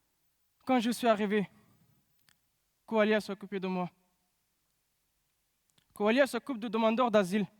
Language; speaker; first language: French; non-native, learner; Pashto